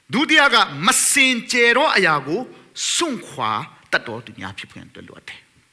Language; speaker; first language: Burmese; non-native, local second language; Thado Chin